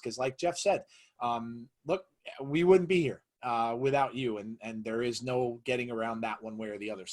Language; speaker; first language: English; native; English